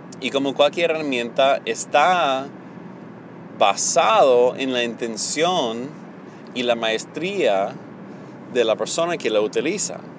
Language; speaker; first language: Spanish; early bilingual, heritage; Spanish